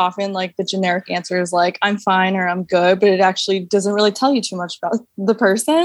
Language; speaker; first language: English; native; English